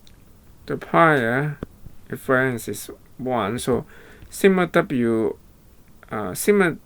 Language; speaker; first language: English; non-native, fluent; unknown